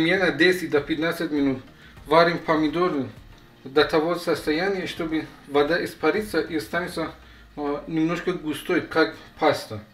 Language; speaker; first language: Russian; non-native, learner; Persian